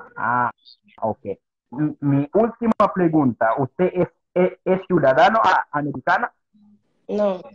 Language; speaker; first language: Spanish; non-native, learner; Haitian Creole